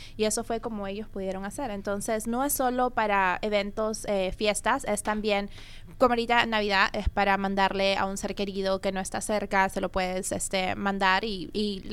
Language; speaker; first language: Spanish; native; Spanish